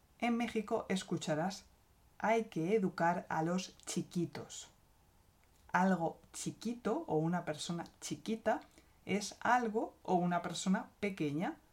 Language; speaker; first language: Spanish; native; Spanish